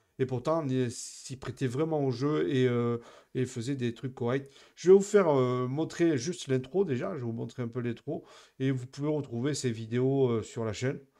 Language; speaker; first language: French; native; French